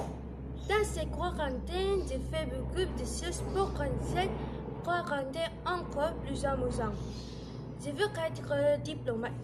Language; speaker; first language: French; non-native, learner; Indonesian